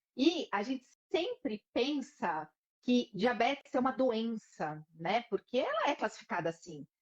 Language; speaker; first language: Portuguese; native; Portuguese